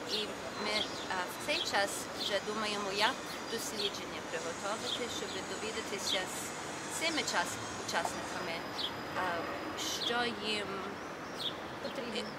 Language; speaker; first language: Ukrainian; early bilingual, heritage; Ukrainian